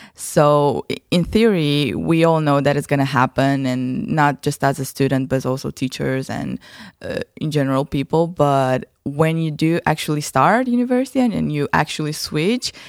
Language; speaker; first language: English; non-native, fluent; Romanian